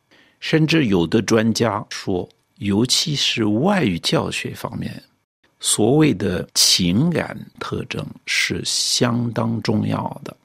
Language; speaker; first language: Chinese; non-native, fluent; French